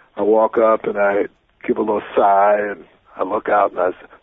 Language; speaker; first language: English; native; English